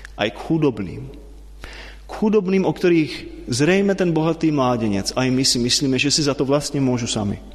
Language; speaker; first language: Slovak; non-native, fluent; Czech